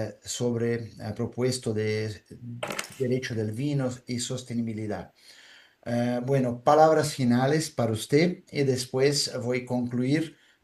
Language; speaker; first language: Spanish; non-native, fluent; Portuguese